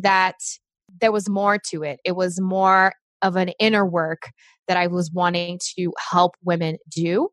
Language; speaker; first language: English; non-native, fluent; Portuguese